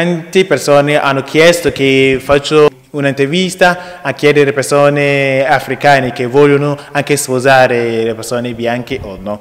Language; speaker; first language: Italian; non-native, learner; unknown